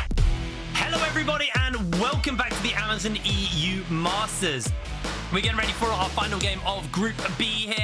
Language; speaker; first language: English; native; English